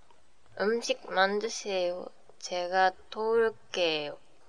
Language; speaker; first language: Korean; non-native, learner; Japanese